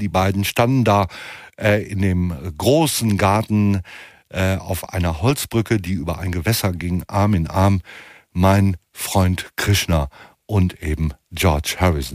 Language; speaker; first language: German; native; German